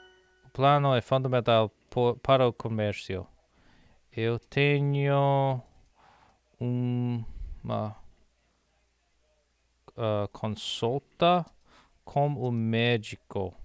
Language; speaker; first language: Portuguese; non-native, learner; English